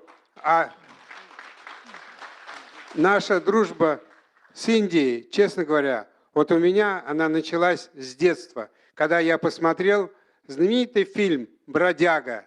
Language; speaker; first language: Russian; native; Russian